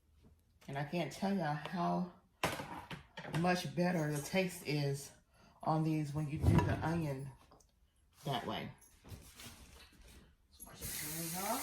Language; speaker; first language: English; native; English